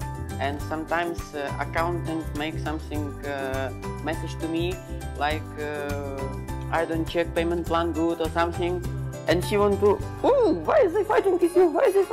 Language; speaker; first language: English; non-native, learner; Ukrainian